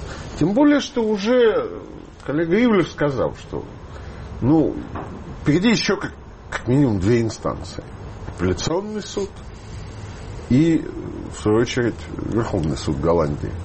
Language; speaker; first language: Russian; native; Russian